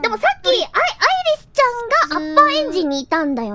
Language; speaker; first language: Japanese; native; Japanese